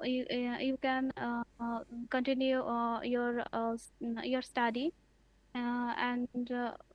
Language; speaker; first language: English; non-native, learner; Bangla